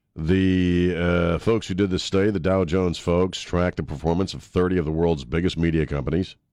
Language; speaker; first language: English; native; English